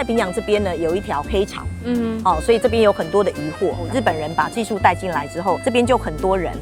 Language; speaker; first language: Chinese; native; Chinese